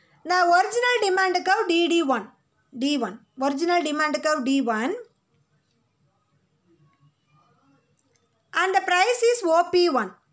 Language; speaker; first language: English; non-native, local second language; Tamil